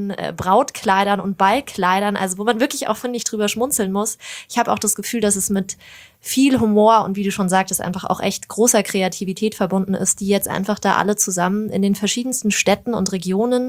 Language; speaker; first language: German; native; German